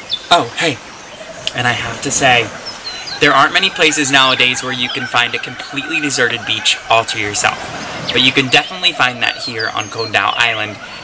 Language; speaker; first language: English; native; English